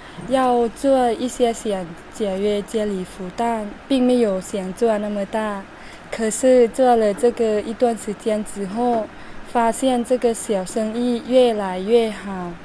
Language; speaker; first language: Chinese; non-native, learner; Lao